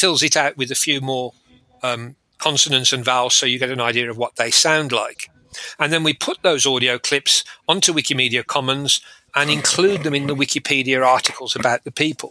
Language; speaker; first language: English; native; English